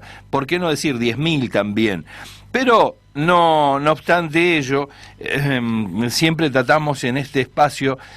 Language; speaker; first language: Spanish; native; Spanish